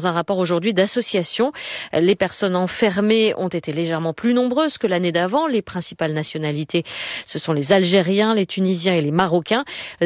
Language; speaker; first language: French; native; French